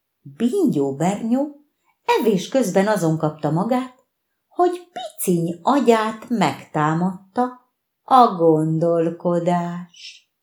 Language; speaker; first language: Hungarian; native; Hungarian